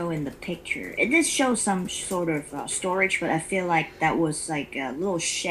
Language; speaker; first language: English; non-native, local second language; Cantonese